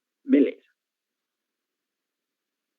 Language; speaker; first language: Spanish; non-native, learner; Portuguese